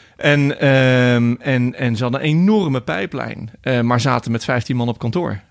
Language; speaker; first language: Dutch; native; Dutch